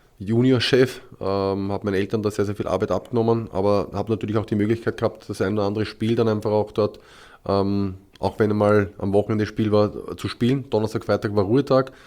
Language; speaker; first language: German; native; German